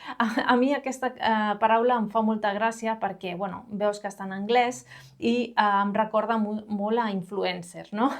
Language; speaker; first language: Catalan; non-native, local second language; Spanish